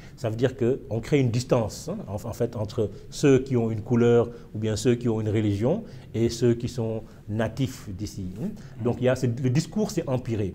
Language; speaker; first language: French; non-native, local second language; Wolof